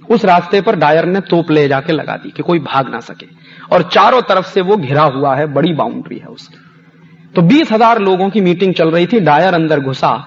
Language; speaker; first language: Hindi; native; Hindi